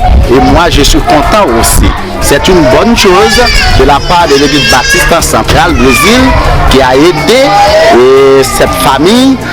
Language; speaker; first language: French; non-native, local second language; Haitian Creole